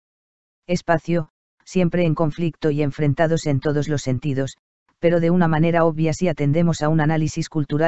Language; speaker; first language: Spanish; native; Spanish